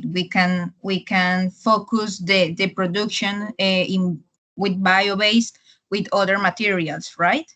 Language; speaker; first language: English; non-native, learner; Spanish